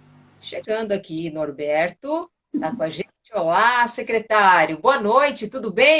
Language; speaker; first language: Portuguese; native; Portuguese